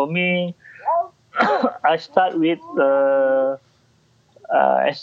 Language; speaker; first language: English; non-native, local second language; Malay